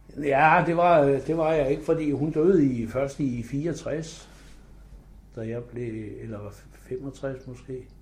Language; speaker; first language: Danish; native; Danish